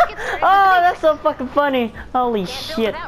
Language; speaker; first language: English; native; English